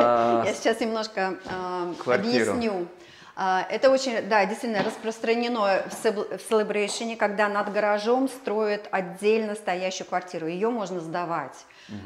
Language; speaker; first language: Russian; native; Russian